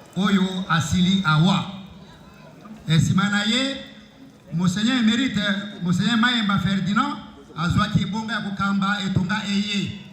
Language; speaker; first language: Lingala; native; Lingala